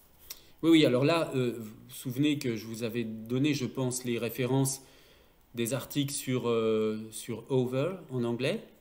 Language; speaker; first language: French; native; French